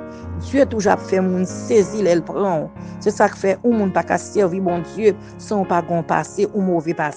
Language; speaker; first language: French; non-native, local second language; Haitian Creole